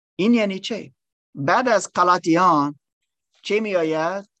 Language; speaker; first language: Persian; non-native, learner; English